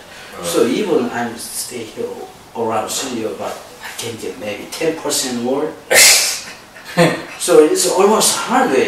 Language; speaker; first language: English; non-native, learner; Korean